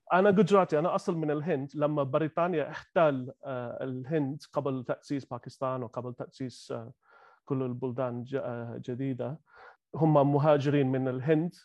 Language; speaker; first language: Arabic; non-native, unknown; Gujarati